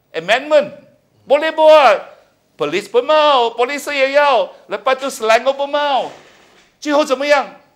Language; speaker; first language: Malay; non-native, local second language; Chinese